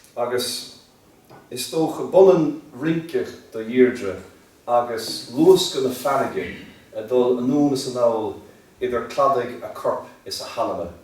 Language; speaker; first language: Irish; native; Irish